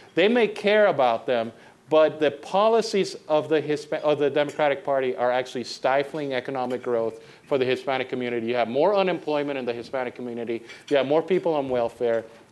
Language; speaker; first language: English; non-native, local second language; Spanish